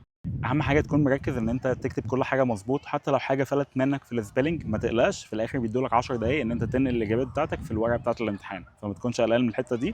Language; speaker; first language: Arabic; native; Arabic